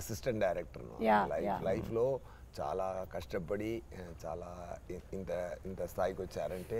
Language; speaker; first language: Telugu; non-native, local second language; Tamil